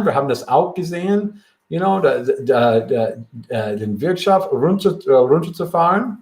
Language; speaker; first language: German; non-native, fluent; English